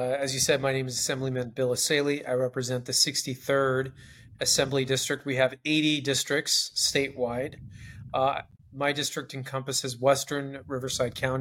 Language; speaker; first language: English; native; English